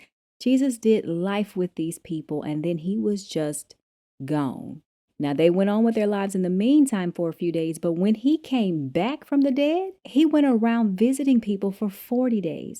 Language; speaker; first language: English; native; English